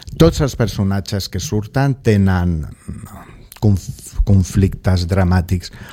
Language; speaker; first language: Catalan; non-native, local second language; Spanish